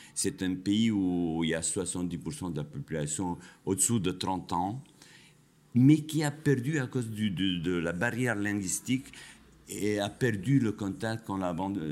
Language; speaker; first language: French; non-native, fluent; Albanian